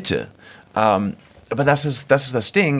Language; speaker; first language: German; non-native, fluent; English